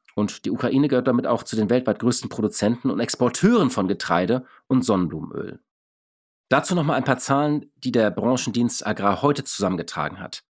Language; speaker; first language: German; native; German